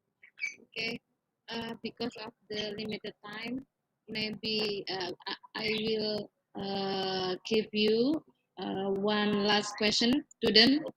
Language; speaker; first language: English; non-native, fluent; Indonesian